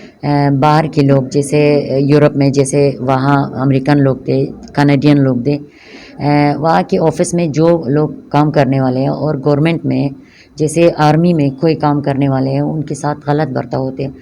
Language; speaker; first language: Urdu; non-native, local second language; Persian